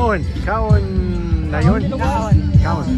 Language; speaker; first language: Filipino; non-native, learner; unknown